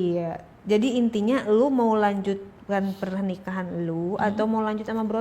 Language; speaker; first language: Indonesian; native; Indonesian